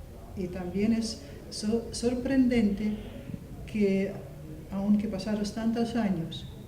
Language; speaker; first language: Spanish; non-native, fluent; Russian